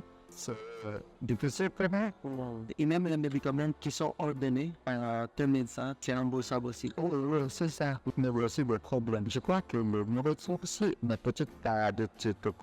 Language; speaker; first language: French; non-native, fluent; Filipino